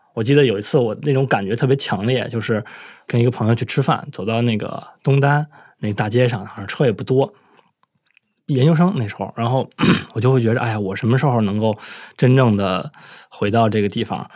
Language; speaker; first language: Chinese; native; Chinese